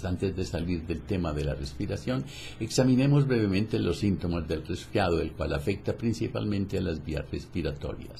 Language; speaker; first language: Spanish; native; Spanish